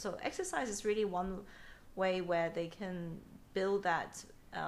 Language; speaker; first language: English; non-native, local second language; Cantonese